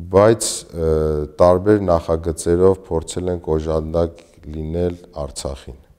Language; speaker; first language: Armenian; native; Armenian